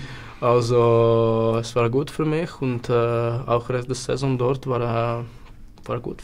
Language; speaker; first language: German; non-native, learner; Czech